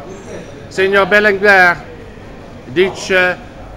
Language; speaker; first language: Italian; non-native, learner; Dutch